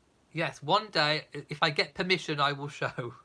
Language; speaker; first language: English; native; English